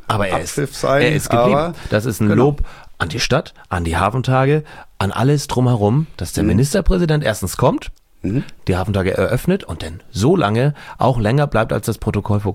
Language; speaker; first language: German; native; German